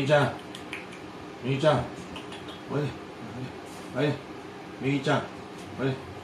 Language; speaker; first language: Japanese; native; Japanese